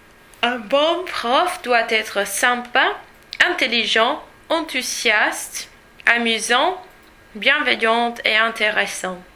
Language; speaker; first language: French; non-native, learner; English